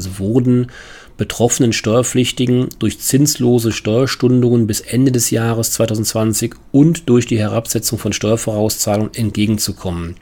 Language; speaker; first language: German; native; German